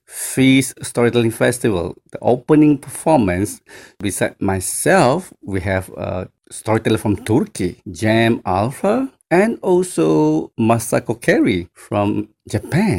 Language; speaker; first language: English; non-native, local second language; Chinese